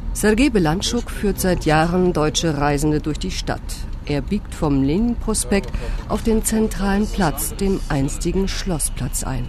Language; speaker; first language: German; native; German